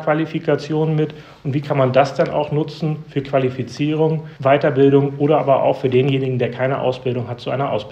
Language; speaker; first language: German; native; German